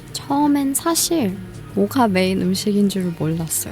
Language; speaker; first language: Korean; non-native, fluent; Persian